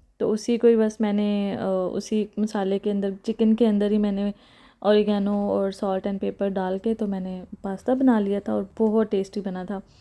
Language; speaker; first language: Urdu; native; Urdu